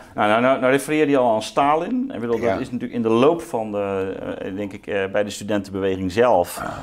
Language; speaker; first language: Dutch; native; Dutch